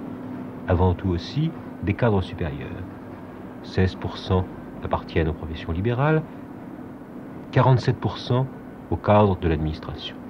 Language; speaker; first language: French; native; French